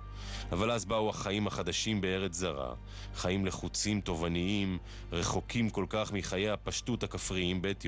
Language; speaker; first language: Hebrew; native; Hebrew